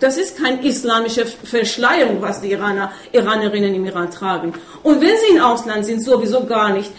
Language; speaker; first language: German; non-native, fluent; Persian